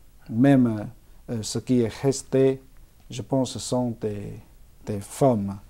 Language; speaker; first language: French; non-native, fluent; Chinese